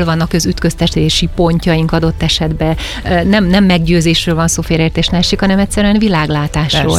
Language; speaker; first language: Hungarian; native; Hungarian